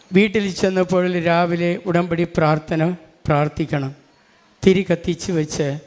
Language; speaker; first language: Malayalam; non-native, local second language; Tamil